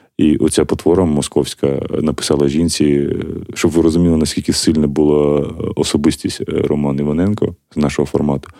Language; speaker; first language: Ukrainian; native; Ukrainian